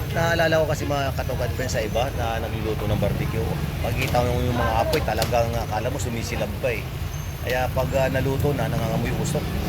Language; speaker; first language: Filipino; non-native, local second language; Bikol